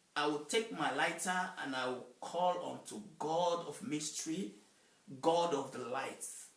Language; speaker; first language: English; non-native, local second language; Yoruba